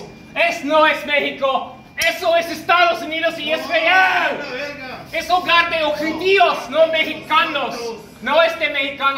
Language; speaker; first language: Spanish; non-native, learner; English